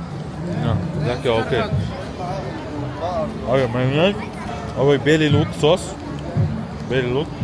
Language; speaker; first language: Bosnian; early bilingual, heritage; Bosnian